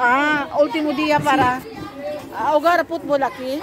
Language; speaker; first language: Spanish; non-native, learner; Filipino